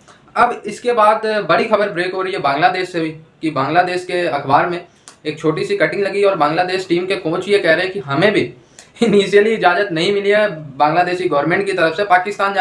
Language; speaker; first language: Hindi; native; Hindi